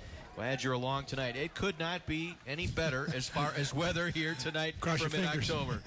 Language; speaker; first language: English; native; English